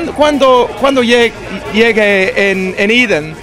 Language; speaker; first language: Spanish; non-native, learner; English